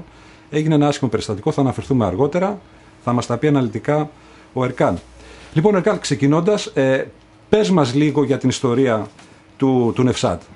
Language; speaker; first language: Greek; native; Greek